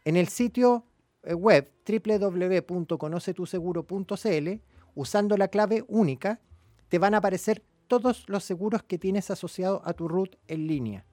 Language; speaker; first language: Spanish; native; Spanish